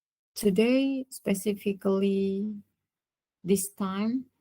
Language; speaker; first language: English; non-native, learner; Indonesian